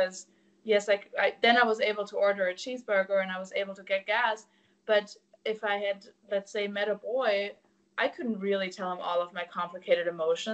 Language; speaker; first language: English; non-native, fluent; German